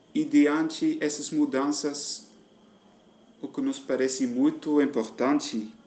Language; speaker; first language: Portuguese; non-native, fluent; Dutch